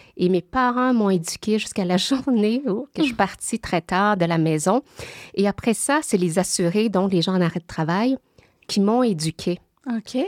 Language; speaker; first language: French; early bilingual, other home language; Vietnamese